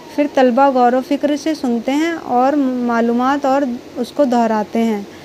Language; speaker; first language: Urdu; native; Urdu